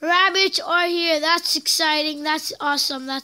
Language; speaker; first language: English; native; English